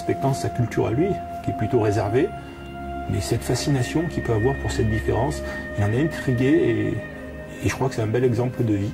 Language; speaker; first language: French; native; French